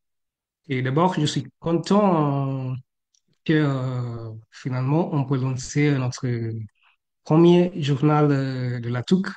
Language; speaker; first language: French; non-native, fluent; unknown